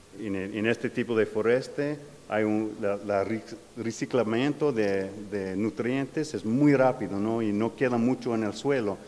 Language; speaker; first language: Spanish; non-native, learner; English